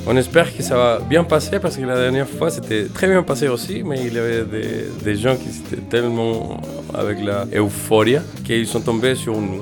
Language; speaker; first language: French; non-native, fluent; Spanish